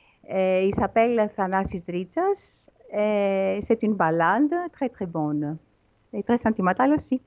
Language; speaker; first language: French; non-native, learner; Greek